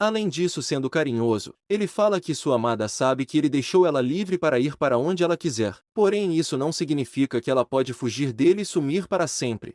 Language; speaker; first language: Portuguese; native; Portuguese